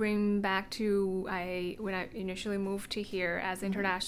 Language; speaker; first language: English; non-native, fluent; Chinese